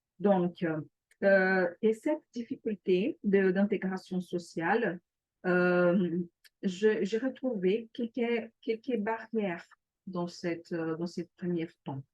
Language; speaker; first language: French; non-native, fluent; Portuguese